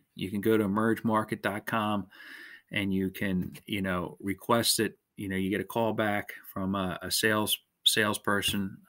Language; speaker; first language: English; native; English